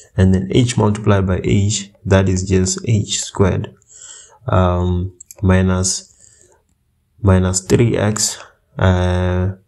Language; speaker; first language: English; native; English